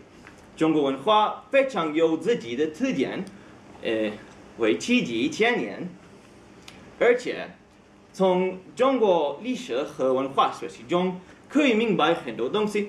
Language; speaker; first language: Chinese; non-native, learner; Hebrew